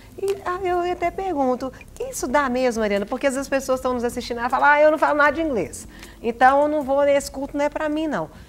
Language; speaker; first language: Portuguese; native; Portuguese